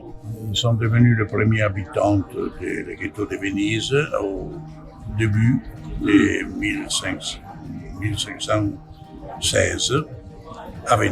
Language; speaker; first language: French; non-native, fluent; Italian